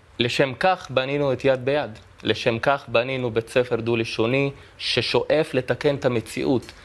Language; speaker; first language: Hebrew; non-native, local second language; Arabic